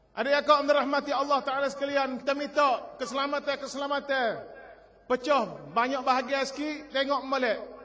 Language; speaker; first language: Malay; native; Malay